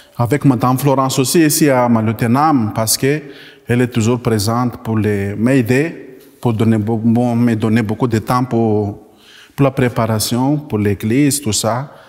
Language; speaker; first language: French; non-native, local second language; Malagasy